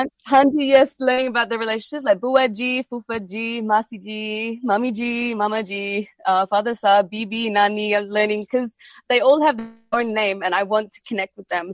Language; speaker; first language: English; native; English